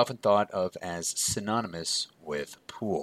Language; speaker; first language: English; native; English